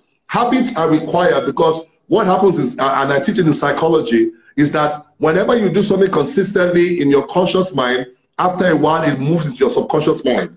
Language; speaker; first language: English; non-native, local second language; Yoruba